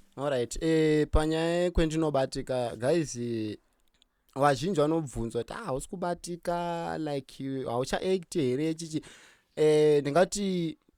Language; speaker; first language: Shona; native; Shona